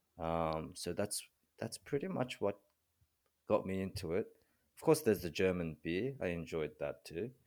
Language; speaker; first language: English; early bilingual, other home language; Korean